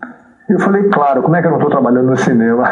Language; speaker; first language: Portuguese; native; Portuguese